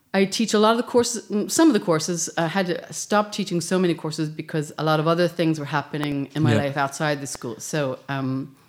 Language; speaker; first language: English; native; English